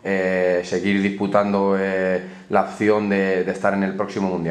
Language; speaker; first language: Spanish; native; Spanish